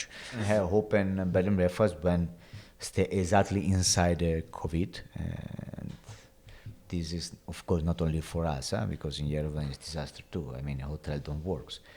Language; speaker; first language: English; non-native, learner; Italian